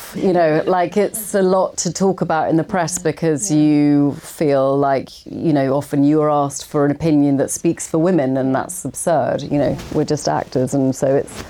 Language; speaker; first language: English; native; English